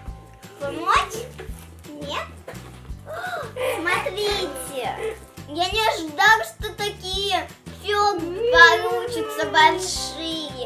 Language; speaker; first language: Russian; early bilingual, heritage; Russian